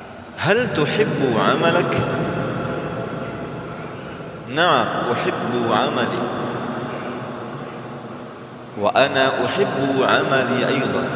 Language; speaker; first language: Arabic; non-native, fluent; Indonesian